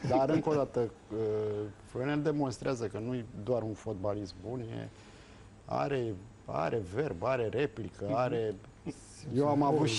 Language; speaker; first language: Romanian; native; Romanian